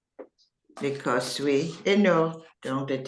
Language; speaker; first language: French; non-native, learner; English